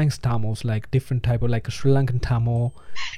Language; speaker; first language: English; non-native, local second language; Tamil